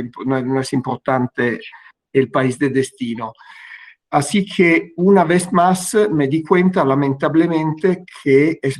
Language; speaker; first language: Spanish; non-native, fluent; Italian